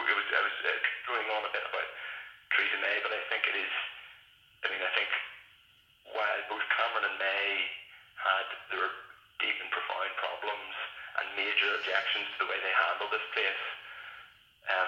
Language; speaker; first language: English; native; English